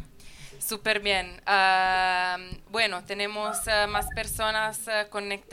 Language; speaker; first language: Spanish; non-native, fluent; Italian